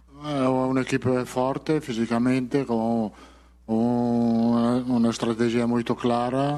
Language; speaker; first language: Portuguese; non-native, learner; Italian